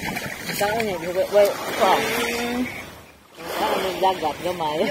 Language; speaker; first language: Filipino; non-native, local second language; Cebuano